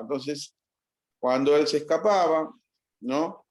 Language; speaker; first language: Spanish; native; Spanish